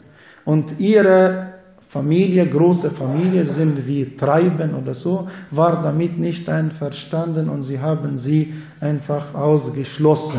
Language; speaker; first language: German; non-native, fluent; Arabic